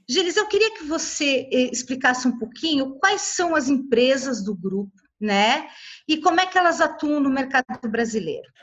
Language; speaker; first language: Portuguese; native; Portuguese